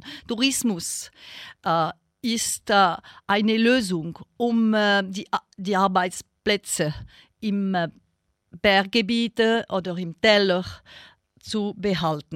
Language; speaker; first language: German; non-native, local second language; French